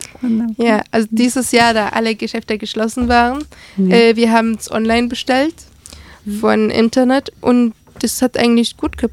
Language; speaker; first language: German; early bilingual, other home language; Arabic